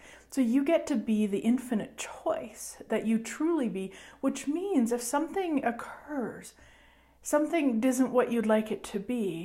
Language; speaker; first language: English; native; English